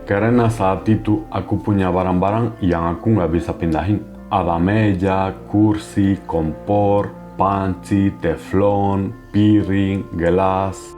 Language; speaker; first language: Indonesian; non-native, fluent; Spanish